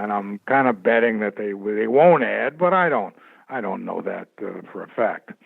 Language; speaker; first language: English; native; English